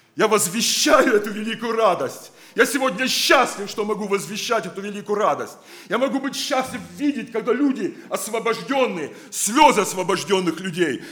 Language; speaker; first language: Russian; native; Russian